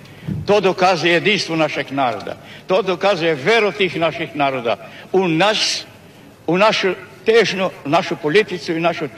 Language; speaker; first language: Bosnian; native; Bosnian